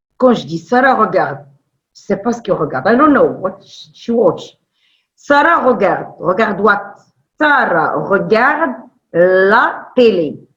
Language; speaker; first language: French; non-native, local second language; Arabic